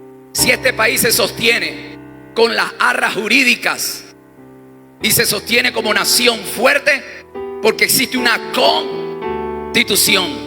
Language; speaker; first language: Spanish; native; Spanish